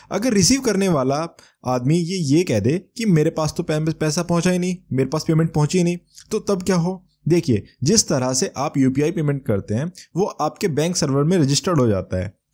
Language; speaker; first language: Hindi; native; Hindi